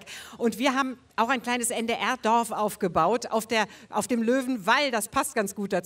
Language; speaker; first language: German; native; German